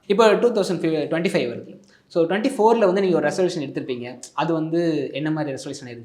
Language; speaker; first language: Tamil; native; Tamil